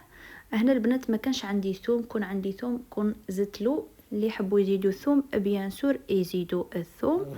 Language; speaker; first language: Arabic; native; Arabic